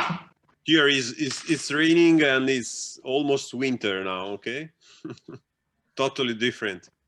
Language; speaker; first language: English; non-native, fluent; Italian